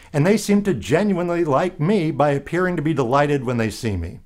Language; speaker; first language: English; native; English